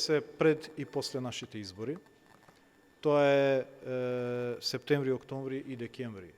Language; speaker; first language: Macedonian; non-native, local second language; Albanian